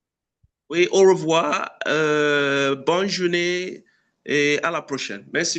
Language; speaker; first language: French; non-native, fluent; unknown